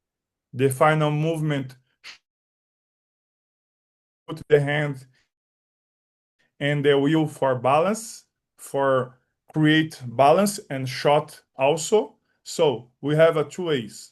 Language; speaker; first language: English; non-native, learner; Portuguese